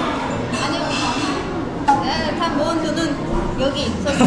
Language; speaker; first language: Korean; non-native, fluent; Armenian